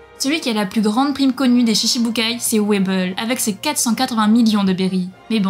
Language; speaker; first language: French; native; French